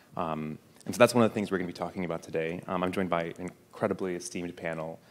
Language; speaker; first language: English; native; English